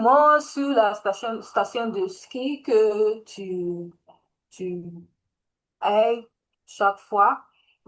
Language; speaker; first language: French; non-native, learner; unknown